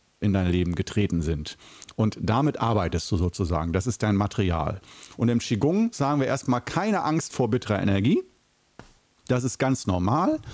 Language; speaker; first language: German; native; German